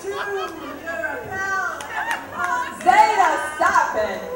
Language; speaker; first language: English; native; English